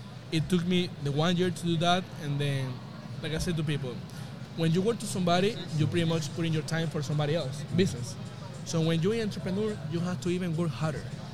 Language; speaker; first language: English; non-native, fluent; Spanish